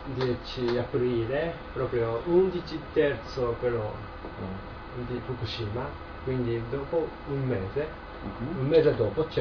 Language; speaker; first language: Italian; non-native, learner; Japanese